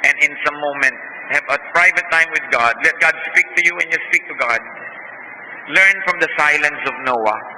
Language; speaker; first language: English; non-native, local second language; Filipino